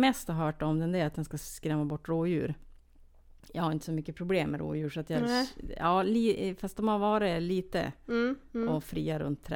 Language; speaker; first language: Swedish; native; Swedish